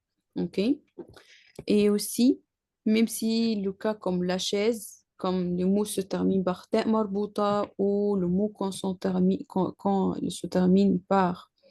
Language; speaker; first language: French; non-native, learner; Arabic